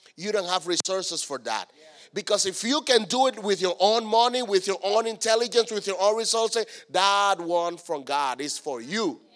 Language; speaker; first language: English; non-native, fluent; Spanish